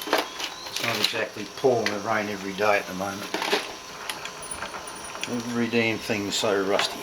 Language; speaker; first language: English; native; English